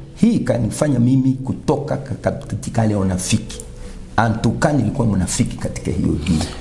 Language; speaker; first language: Swahili; non-native, local second language; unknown